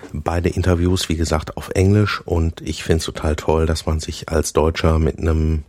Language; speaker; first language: German; native; German